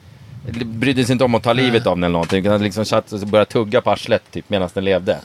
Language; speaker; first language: Swedish; native; Swedish